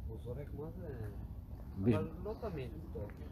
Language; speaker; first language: Hebrew; non-native, learner; Romanian